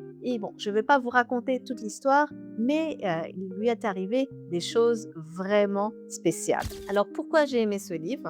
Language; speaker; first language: French; native; French